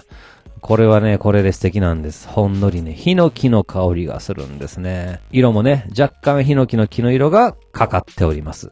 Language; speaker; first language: Japanese; native; Japanese